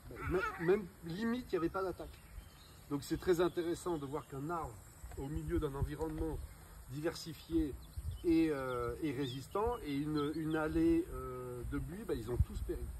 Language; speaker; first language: French; native; French